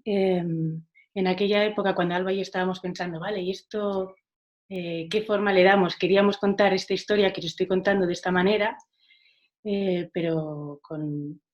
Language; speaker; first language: Spanish; non-native, local second language; Catalan